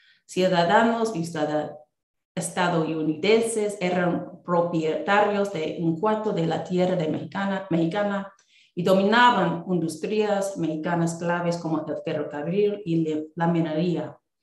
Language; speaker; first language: Spanish; non-native, fluent; English